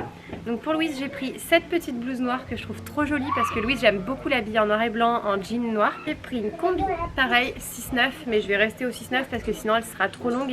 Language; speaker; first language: French; native; French